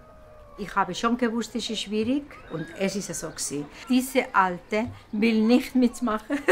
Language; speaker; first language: German; non-native, learner; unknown